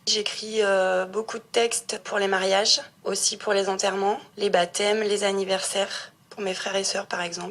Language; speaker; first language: French; native; French